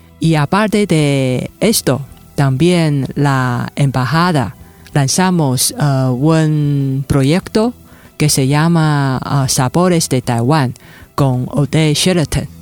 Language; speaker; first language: Spanish; non-native, fluent; Chinese